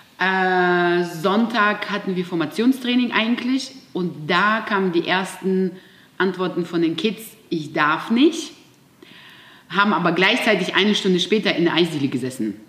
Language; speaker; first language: German; non-native, fluent; Russian